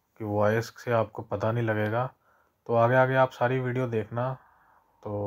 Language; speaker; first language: Hindi; non-native, local second language; Punjabi